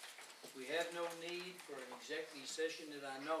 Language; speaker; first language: English; native; English